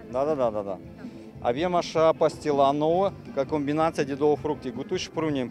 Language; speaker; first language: Romanian; non-native, local second language; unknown